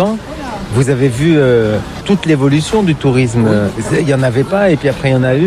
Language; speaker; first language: French; native; French